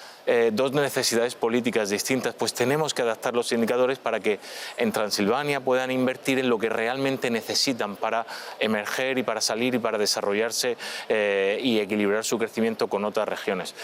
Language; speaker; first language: Spanish; native; Spanish